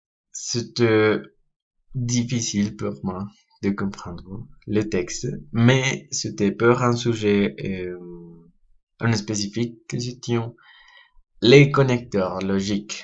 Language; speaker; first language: French; non-native, learner; Spanish